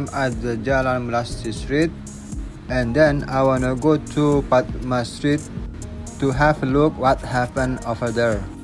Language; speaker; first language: English; non-native, local second language; Indonesian